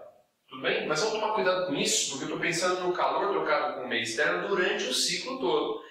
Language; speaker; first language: Portuguese; native; Portuguese